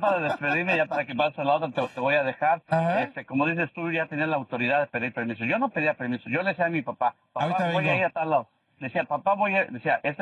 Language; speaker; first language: Spanish; native; Spanish